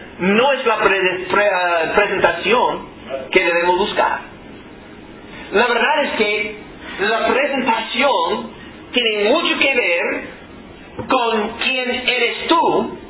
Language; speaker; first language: Spanish; non-native, fluent; English